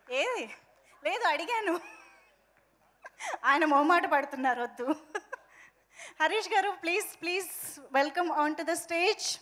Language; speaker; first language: Telugu; native; Telugu